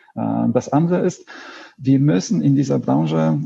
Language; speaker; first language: German; non-native, fluent; Polish